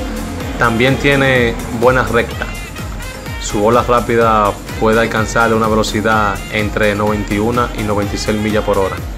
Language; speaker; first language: Spanish; native; Spanish